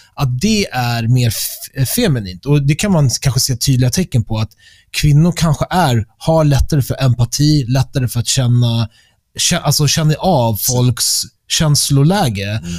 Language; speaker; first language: Swedish; early bilingual, other home language; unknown